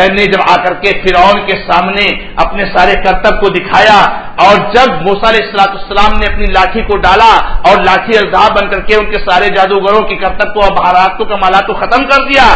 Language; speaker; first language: Urdu; native; Urdu